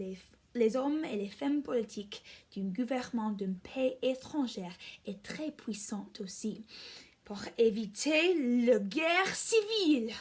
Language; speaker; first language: French; non-native, learner; English